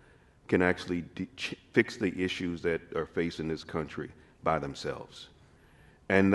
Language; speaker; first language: English; native; English